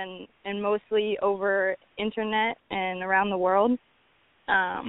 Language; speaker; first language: English; native; English